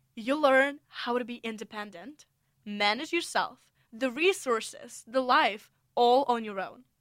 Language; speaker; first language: English; non-native, fluent; Russian